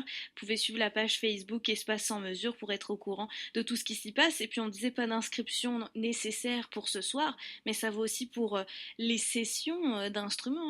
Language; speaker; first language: French; native; French